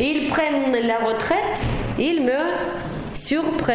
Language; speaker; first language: French; non-native, fluent; Russian